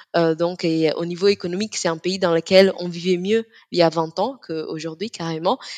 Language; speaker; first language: French; non-native, fluent; Italian